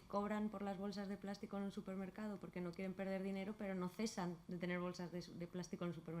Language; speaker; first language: Spanish; native; Spanish